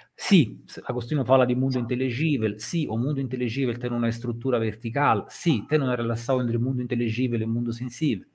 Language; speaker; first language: Portuguese; non-native, fluent; Italian